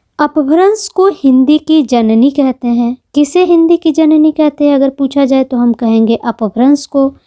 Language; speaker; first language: Hindi; native; Hindi